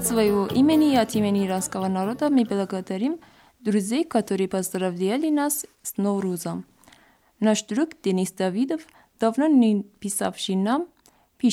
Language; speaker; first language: Russian; non-native, fluent; Persian